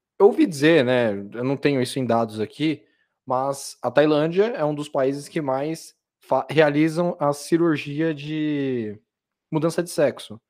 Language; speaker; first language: Portuguese; native; Portuguese